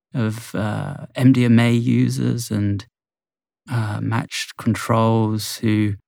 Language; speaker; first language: English; native; English